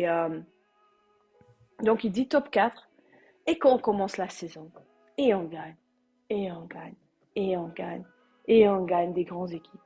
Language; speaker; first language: French; non-native, learner; Dutch